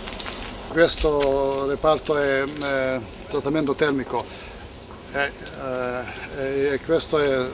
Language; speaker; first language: Italian; non-native, learner; Serbian